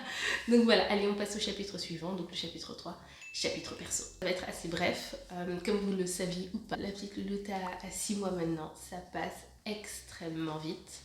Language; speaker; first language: French; native; French